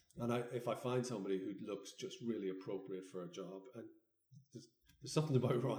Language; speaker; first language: English; native; English